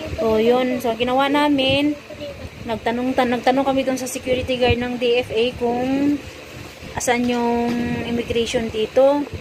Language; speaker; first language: Filipino; non-native, local second language; Cebuano